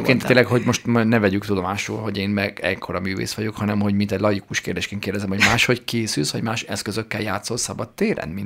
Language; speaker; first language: Hungarian; native; Hungarian